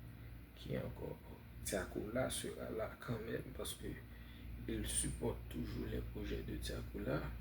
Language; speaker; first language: French; non-native, fluent; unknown